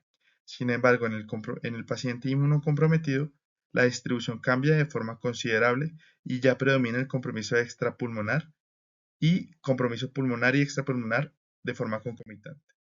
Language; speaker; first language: Spanish; native; Spanish